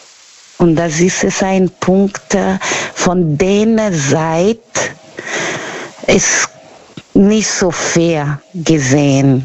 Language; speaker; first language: German; non-native, learner; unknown